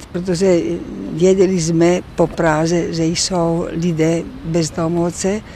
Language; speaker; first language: Czech; non-native, learner; Italian